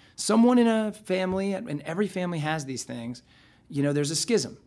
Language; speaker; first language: English; native; English